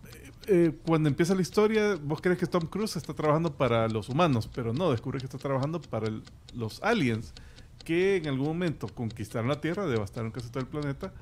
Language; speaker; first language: Spanish; native; Spanish